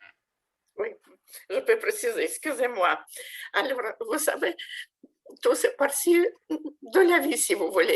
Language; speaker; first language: French; non-native, fluent; Russian